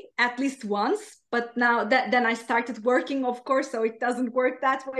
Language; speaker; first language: English; non-native, fluent; Turkish